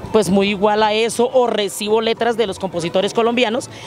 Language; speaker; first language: Spanish; native; Spanish